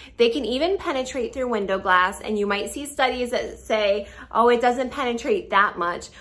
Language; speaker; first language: English; native; English